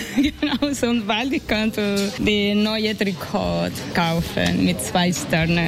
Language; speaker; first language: German; non-native, learner; Spanish